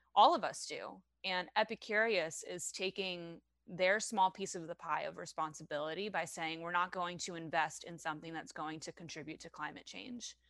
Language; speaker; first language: English; non-native, fluent; French